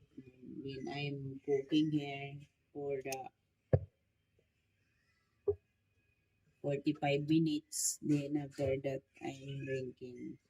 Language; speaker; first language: English; non-native, learner; Filipino